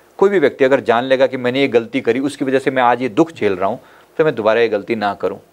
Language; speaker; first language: Hindi; native; Hindi